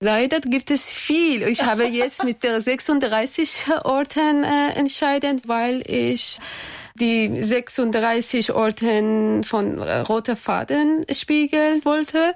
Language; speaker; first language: German; non-native, learner; Persian